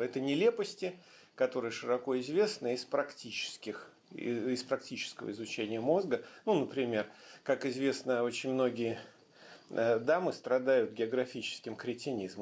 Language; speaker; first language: Russian; native; Russian